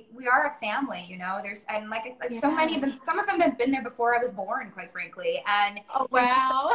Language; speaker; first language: English; native; English